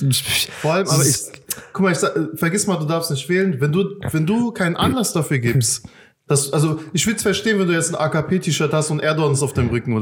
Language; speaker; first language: German; native; German